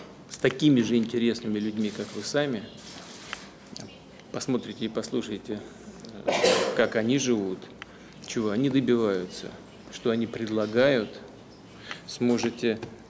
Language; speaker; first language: Russian; native; Russian